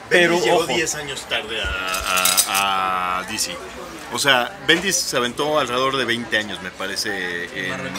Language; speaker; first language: Spanish; native; Spanish